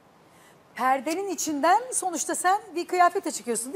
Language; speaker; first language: Turkish; native; Turkish